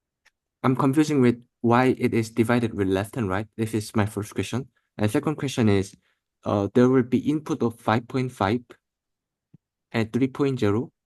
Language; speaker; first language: English; non-native, learner; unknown